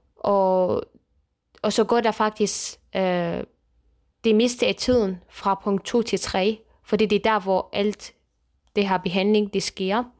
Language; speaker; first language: Danish; non-native, fluent; Kurdish